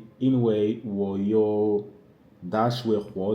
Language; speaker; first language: Chinese; non-native, learner; French